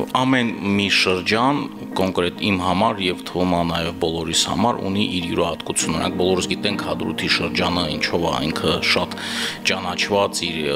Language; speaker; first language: Armenian; native; Armenian